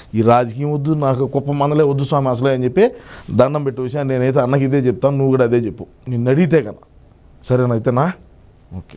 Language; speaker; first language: Telugu; native; Telugu